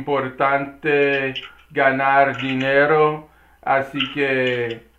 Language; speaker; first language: Spanish; non-native, learner; English